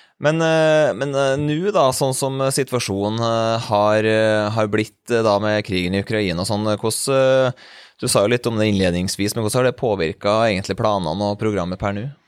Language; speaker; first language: Norwegian; native; Norwegian